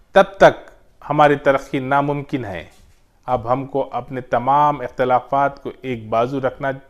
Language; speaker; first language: Hindi; non-native, local second language; Urdu